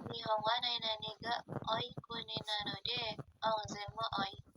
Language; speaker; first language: Japanese; non-native, learner; Indonesian